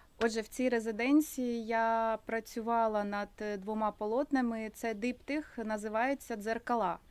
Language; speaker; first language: Ukrainian; native; Ukrainian